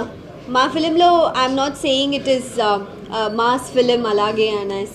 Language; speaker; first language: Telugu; non-native, local second language; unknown